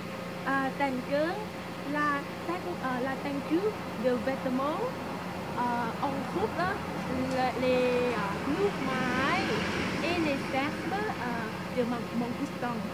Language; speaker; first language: French; non-native, learner; Thai